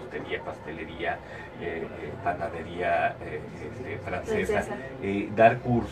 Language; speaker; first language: Spanish; native; Spanish